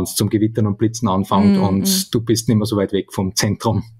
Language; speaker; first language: German; native; German